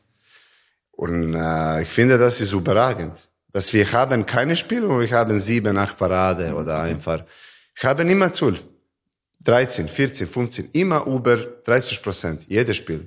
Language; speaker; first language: German; non-native, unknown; Serbian